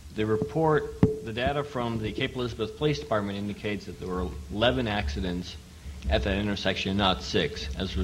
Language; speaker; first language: English; native; English